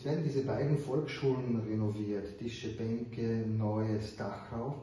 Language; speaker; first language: German; native; German